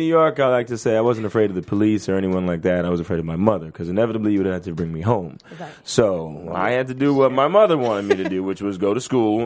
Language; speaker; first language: English; native; English